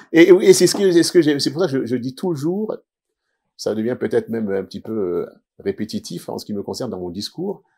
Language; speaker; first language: French; native; French